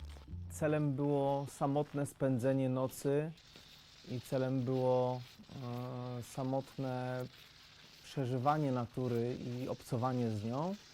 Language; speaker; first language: Polish; native; Polish